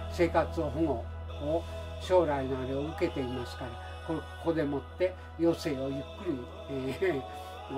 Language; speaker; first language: Japanese; native; Japanese